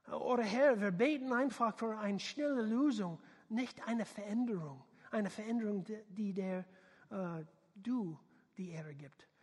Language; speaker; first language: German; non-native, learner; English